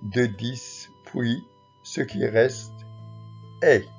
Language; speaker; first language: French; non-native, local second language; Arabic